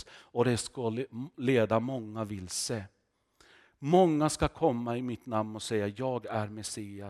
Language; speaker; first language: Swedish; non-native, fluent; Finnish